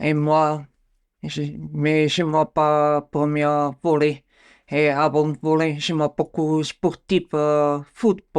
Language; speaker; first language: French; non-native, learner; Bulgarian